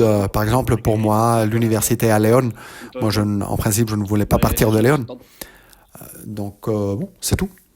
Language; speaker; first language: French; non-native, fluent; Spanish